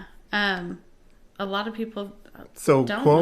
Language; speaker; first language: English; native; English